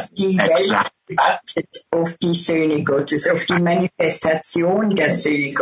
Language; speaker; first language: German; non-native, fluent; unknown